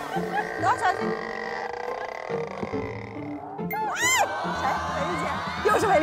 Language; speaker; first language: Chinese; native; Chinese